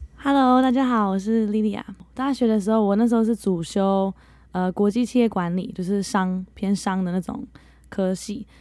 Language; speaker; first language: Chinese; early bilingual, heritage; Chinese